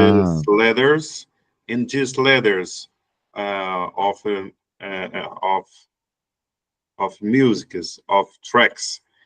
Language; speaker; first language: English; non-native, learner; Portuguese